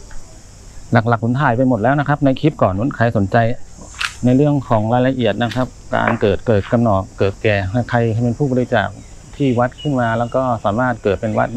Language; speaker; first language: Thai; native; Thai